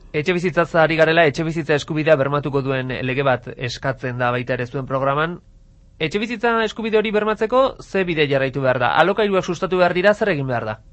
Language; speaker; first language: Basque; native; Basque